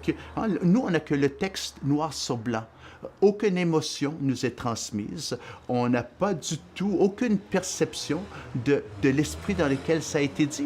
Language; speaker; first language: French; native; French